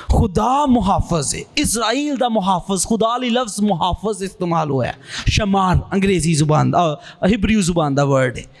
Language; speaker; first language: Urdu; non-native, local second language; Punjabi